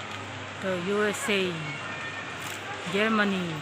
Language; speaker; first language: English; non-native, local second language; Filipino